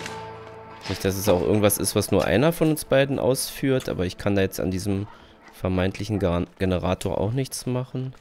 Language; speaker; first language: German; native; German